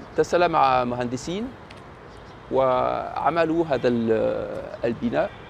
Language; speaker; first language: Egyptian Arabic; non-native, fluent; French